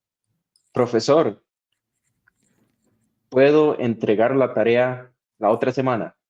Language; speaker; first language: Spanish; non-native, learner; English